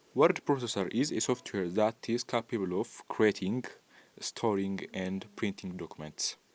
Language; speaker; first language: English; non-native, local second language; Amharic